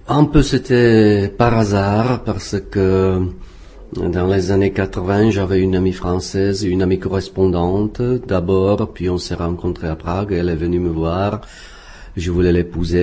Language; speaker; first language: French; non-native, fluent; Czech